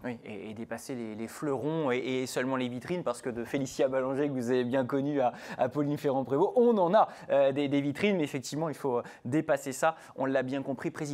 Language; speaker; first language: French; native; French